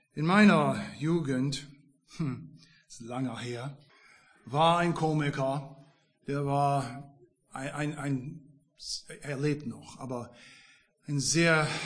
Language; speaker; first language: German; non-native, fluent; English